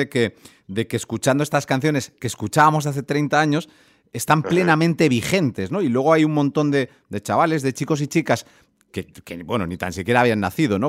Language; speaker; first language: Spanish; native; Spanish